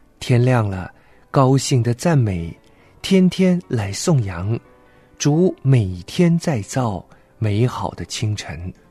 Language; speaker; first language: Chinese; non-native, local second language; Cantonese